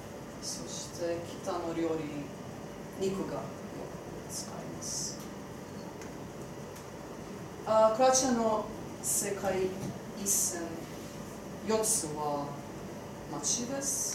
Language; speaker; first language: Japanese; non-native, learner; Croatian